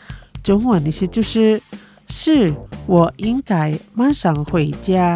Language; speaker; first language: Chinese; non-native, fluent; Indonesian